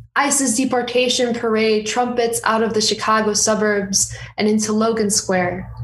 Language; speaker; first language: English; native; English